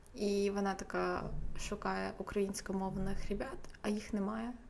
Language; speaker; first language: Ukrainian; native; Ukrainian